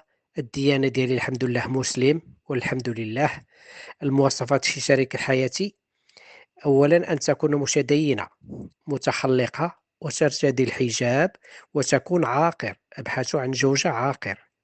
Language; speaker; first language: Arabic; native; Arabic